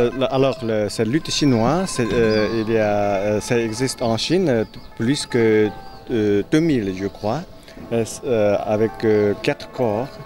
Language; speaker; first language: French; non-native, learner; Chinese